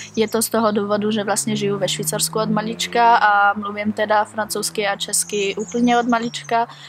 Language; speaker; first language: Czech; early bilingual, heritage; Czech